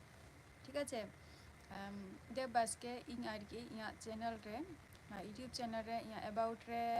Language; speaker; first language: Bangla; non-native, local second language; Santali